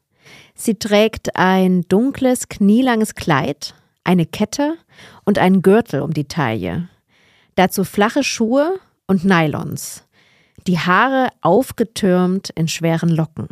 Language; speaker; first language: German; native; German